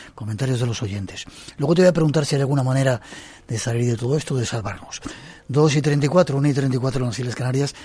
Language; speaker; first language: Spanish; native; Spanish